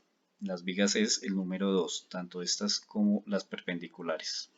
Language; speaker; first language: Spanish; native; Spanish